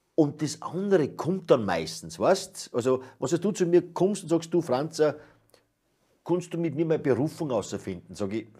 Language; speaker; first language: German; native; German